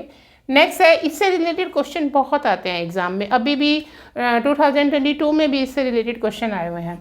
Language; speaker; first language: Hindi; native; Hindi